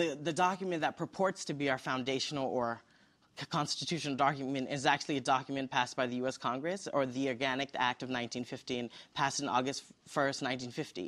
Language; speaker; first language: English; native; English